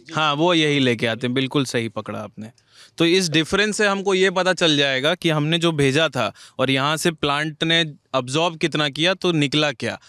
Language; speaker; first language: Hindi; native; Hindi